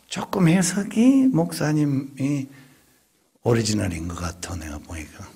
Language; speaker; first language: Korean; native; Korean